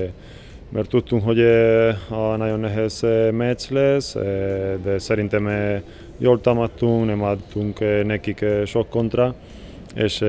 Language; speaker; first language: Hungarian; non-native, learner; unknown